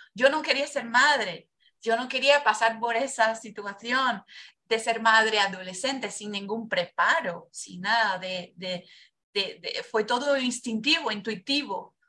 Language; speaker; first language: Spanish; non-native, fluent; Portuguese